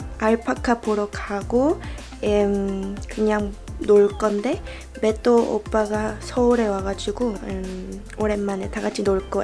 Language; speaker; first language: Korean; early bilingual, heritage; Korean